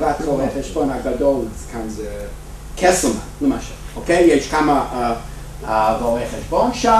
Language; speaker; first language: Hebrew; non-native, fluent; English